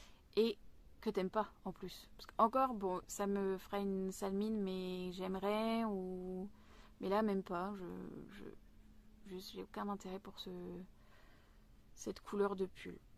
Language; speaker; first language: French; native; French